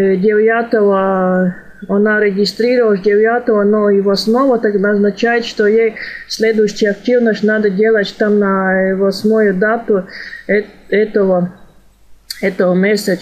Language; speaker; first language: Russian; non-native, fluent; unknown